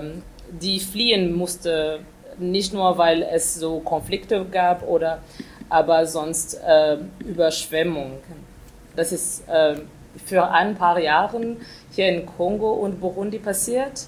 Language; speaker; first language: German; non-native, fluent; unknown